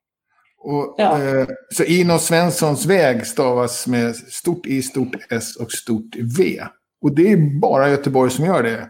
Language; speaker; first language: Swedish; native; Swedish